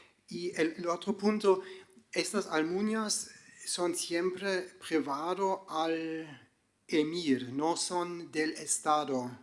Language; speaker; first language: Spanish; non-native, fluent; German